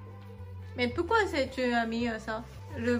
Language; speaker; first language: French; non-native, learner; Japanese